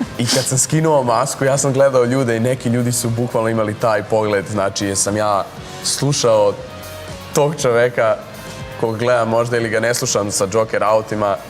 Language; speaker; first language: Serbian; early bilingual, heritage; Serbian